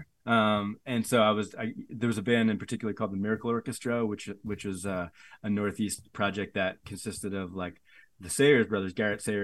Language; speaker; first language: English; native; English